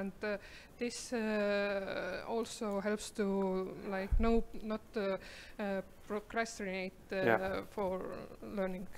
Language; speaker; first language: English; non-native, fluent; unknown